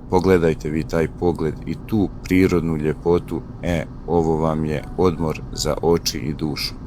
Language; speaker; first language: Bosnian; native; Bosnian